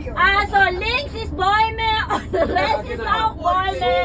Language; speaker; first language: German; non-native, learner; Filipino